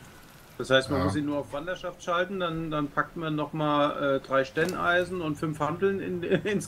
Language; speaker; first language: German; native; German